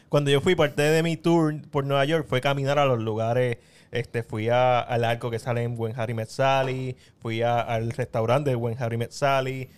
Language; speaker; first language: Spanish; native; Spanish